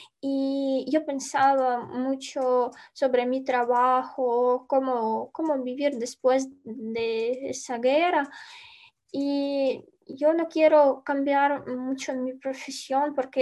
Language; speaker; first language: Spanish; non-native, learner; Ukrainian